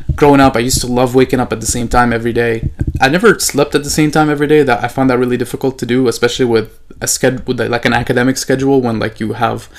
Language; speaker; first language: English; non-native, fluent; Arabic